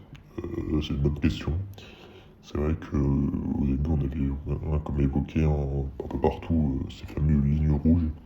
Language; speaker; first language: French; native; French